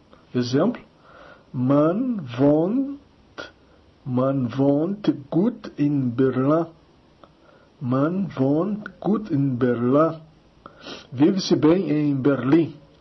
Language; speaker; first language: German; non-native, fluent; Portuguese